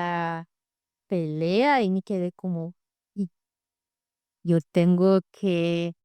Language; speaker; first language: Spanish; non-native, fluent; Portuguese